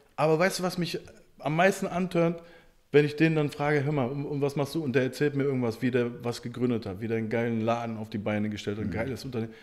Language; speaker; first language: German; native; German